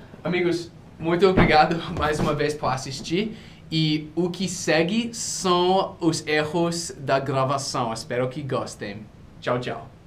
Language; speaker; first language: Portuguese; non-native, fluent; English